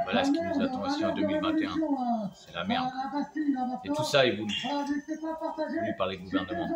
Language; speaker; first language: French; native; French